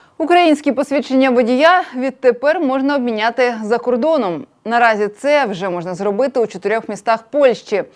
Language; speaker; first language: Ukrainian; native; Ukrainian